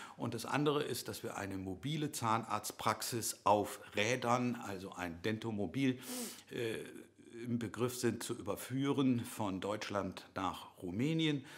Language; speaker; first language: German; native; German